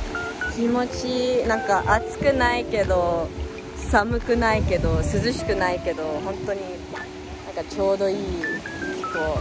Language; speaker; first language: Japanese; early bilingual, heritage; English